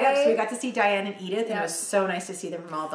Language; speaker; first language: English; native; English